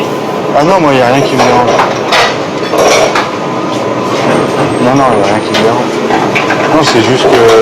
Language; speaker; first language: French; native; French